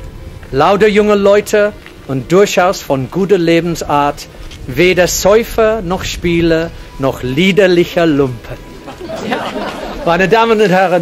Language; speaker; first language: German; non-native, fluent; English